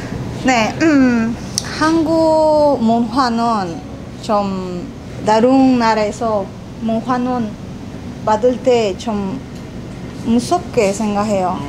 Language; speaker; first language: Korean; non-native, fluent; Spanish